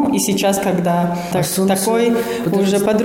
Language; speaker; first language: Russian; non-native, local second language; Latvian